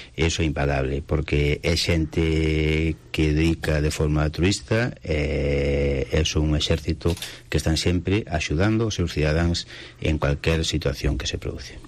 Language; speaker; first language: Galician; native; Galician